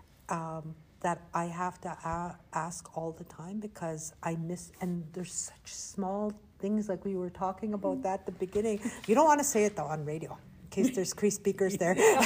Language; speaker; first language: English; non-native, fluent; Cree